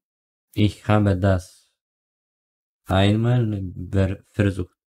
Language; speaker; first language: German; non-native, learner; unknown